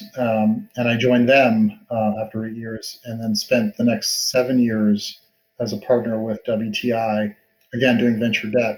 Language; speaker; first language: English; native; English